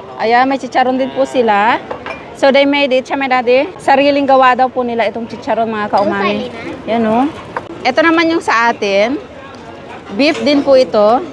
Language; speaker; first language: Filipino; non-native, local second language; Iloko